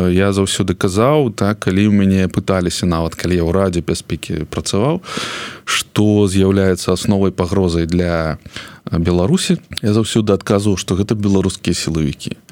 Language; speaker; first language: Belarusian; non-native, local second language; Russian